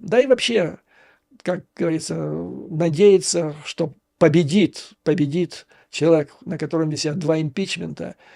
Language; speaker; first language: Russian; native; Russian